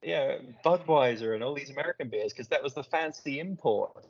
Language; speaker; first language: English; native; English